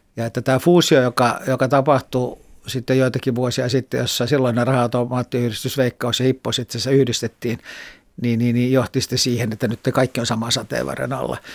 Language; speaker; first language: Finnish; native; Finnish